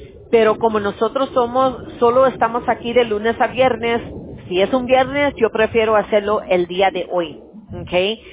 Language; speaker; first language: Spanish; early bilingual, other home language; English